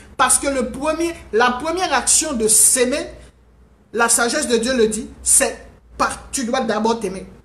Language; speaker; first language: French; non-native, local second language; Haitian Creole